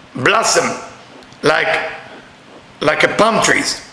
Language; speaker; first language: English; non-native, learner; Hebrew